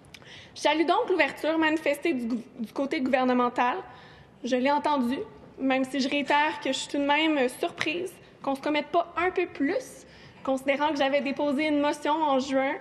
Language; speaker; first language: French; native; French